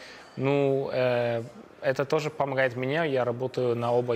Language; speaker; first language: Russian; early bilingual, heritage; Russian